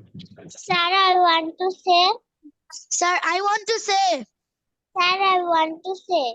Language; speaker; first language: English; non-native, learner; Bangla